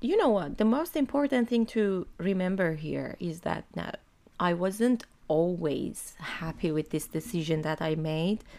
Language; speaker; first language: English; non-native, fluent; Persian